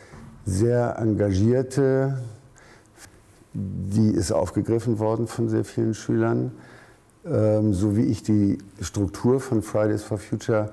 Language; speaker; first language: German; native; German